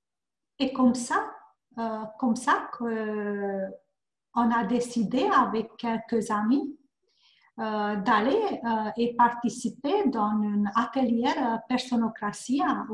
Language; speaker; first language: French; non-native, learner; Hungarian